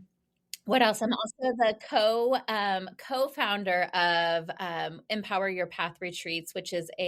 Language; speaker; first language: English; native; English